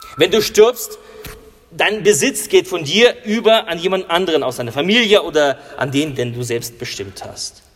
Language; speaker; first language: German; non-native, fluent; Russian